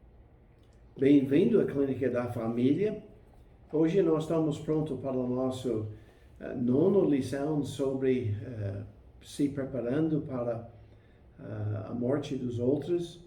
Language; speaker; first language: Portuguese; non-native, fluent; English